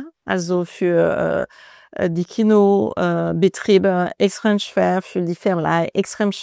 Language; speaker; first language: German; non-native, fluent; French